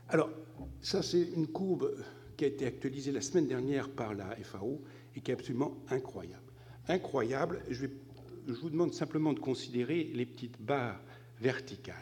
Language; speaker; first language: French; native; French